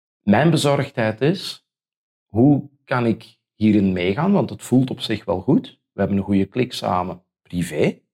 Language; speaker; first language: Dutch; native; Dutch